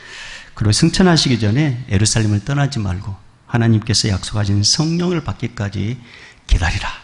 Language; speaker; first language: Korean; native; Korean